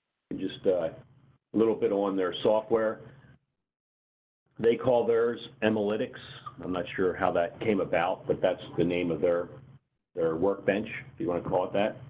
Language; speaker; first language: English; native; English